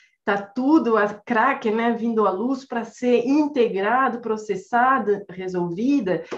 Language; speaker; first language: Portuguese; non-native, fluent; French